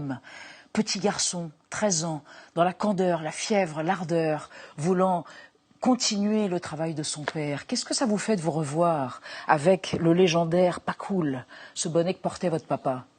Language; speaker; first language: French; native; French